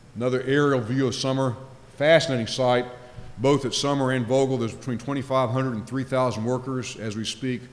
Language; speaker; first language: English; native; English